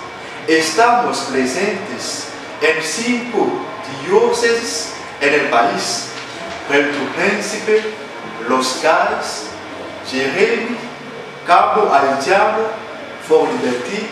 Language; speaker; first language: Spanish; non-native, fluent; Haitian Creole